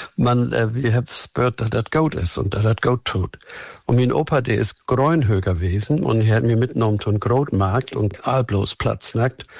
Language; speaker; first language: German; native; German